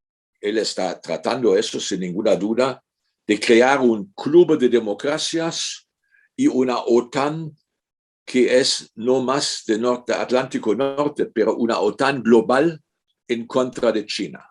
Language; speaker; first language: Spanish; non-native, fluent; German